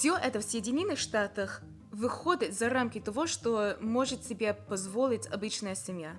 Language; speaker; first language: Russian; non-native, fluent; English